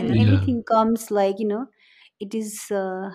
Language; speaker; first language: English; non-native, local second language; Nepali